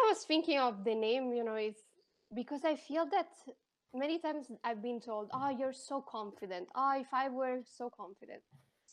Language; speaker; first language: English; non-native, fluent; Italian